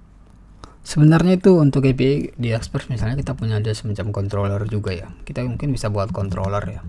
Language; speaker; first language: Indonesian; native; Indonesian